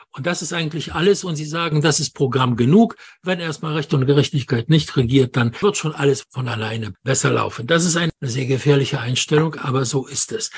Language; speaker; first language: German; non-native, fluent; Polish